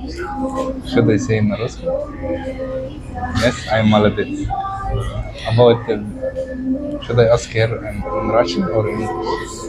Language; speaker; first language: English; non-native, fluent; Arabic